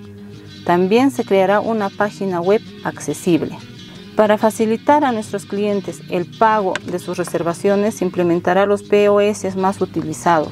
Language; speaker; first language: Spanish; native; Spanish